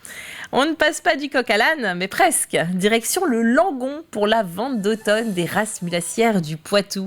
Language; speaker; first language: French; native; French